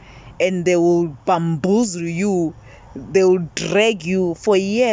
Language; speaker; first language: English; non-native, local second language; Zulu